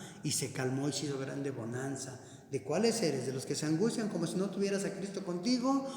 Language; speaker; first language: Spanish; native; Spanish